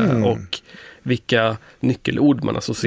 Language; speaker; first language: Swedish; native; Swedish